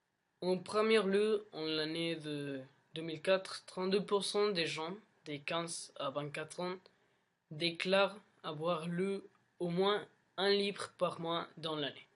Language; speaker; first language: French; non-native, learner; Spanish